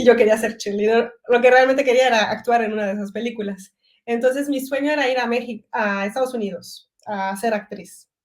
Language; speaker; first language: Spanish; early bilingual, heritage; French